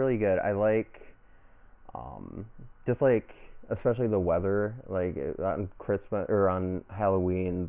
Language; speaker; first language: English; native; English